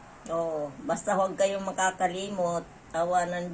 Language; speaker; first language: Filipino; native; Filipino